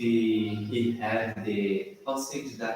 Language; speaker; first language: English; non-native, learner; Portuguese